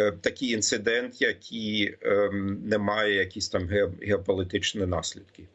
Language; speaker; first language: Ukrainian; non-native, fluent; German